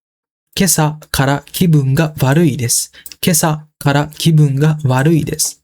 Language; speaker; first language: Japanese; non-native, fluent; Sinhala